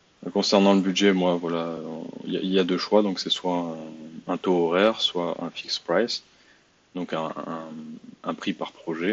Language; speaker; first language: French; native; French